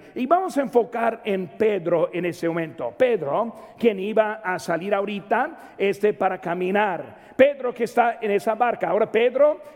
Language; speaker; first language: Spanish; native; Spanish